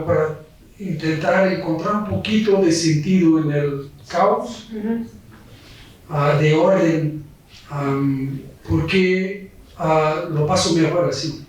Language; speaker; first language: Spanish; non-native, fluent; Portuguese